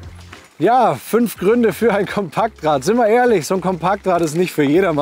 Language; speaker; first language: German; native; German